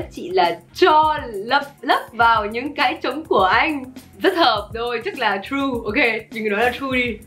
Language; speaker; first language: Vietnamese; early bilingual, other home language; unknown